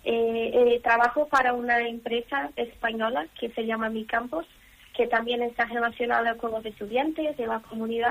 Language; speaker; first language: Spanish; non-native, learner; Portuguese